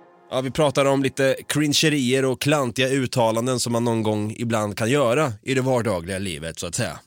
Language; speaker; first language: Swedish; native; Swedish